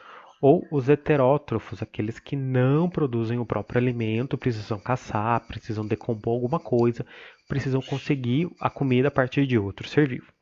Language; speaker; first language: Portuguese; native; Portuguese